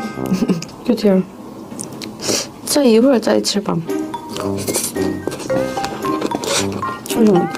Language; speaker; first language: Chinese; non-native, learner; Korean